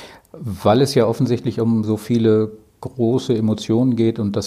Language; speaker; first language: German; native; German